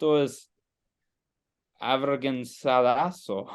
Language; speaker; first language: Spanish; non-native, learner; English